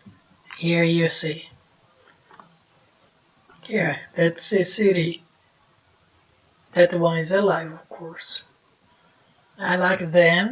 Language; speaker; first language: English; non-native, fluent; Portuguese